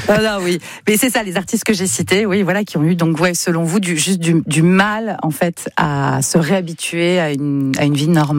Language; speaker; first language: French; native; French